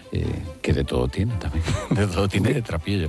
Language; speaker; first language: Spanish; native; Spanish